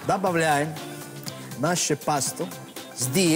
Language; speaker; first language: Russian; non-native, fluent; Italian